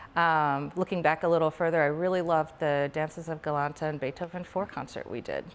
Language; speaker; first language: English; native; English